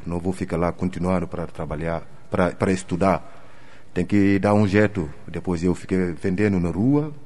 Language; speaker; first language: Portuguese; non-native, learner; Wolof